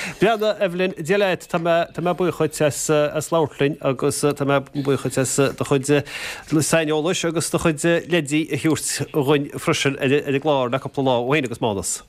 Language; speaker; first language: Irish; native; Irish